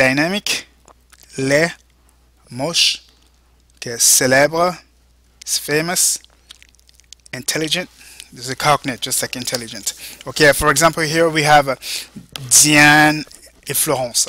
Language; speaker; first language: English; non-native, fluent; French